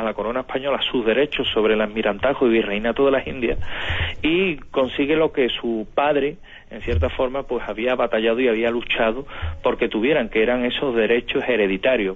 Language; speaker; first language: Spanish; native; Spanish